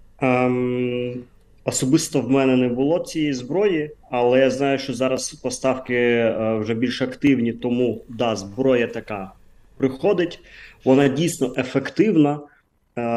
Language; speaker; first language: Ukrainian; non-native, fluent; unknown